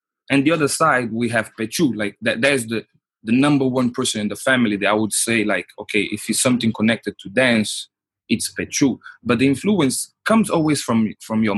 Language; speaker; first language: English; non-native, fluent; Portuguese